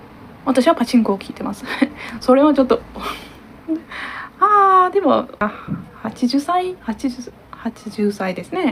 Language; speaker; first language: Japanese; non-native, learner; Turkish